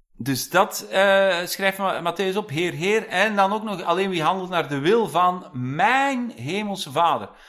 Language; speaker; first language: Dutch; non-native, fluent; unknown